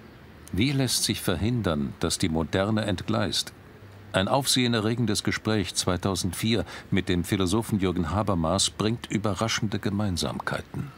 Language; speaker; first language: German; native; German